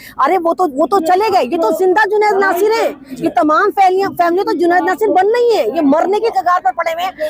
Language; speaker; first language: Hindi; native; Hindi